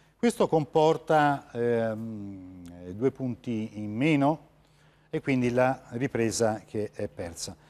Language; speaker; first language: Italian; native; Italian